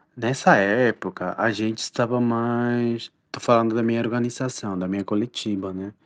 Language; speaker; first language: Portuguese; non-native, fluent; Spanish